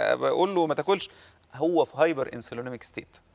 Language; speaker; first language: Arabic; native; Arabic